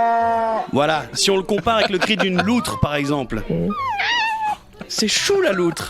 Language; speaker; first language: French; native; French